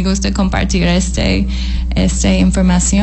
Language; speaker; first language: Spanish; non-native, fluent; English